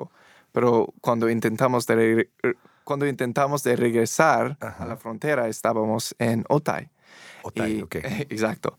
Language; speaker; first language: Spanish; non-native, fluent; English